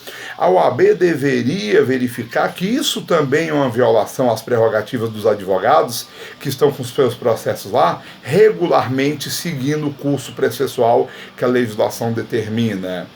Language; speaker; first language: Portuguese; native; Portuguese